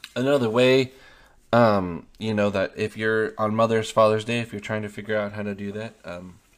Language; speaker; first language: English; native; English